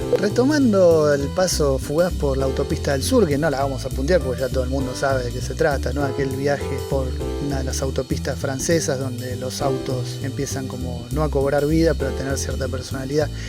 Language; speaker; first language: Spanish; native; Spanish